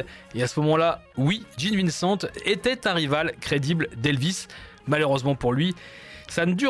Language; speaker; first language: French; native; French